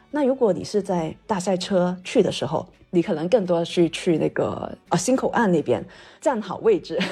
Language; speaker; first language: Chinese; non-native, local second language; Cantonese